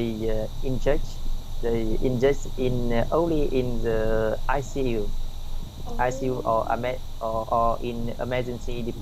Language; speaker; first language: English; non-native, learner; Vietnamese